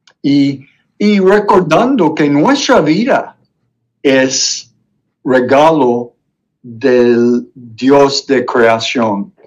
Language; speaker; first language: Spanish; non-native, fluent; English